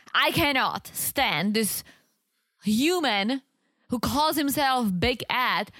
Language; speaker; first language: English; non-native, fluent; Czech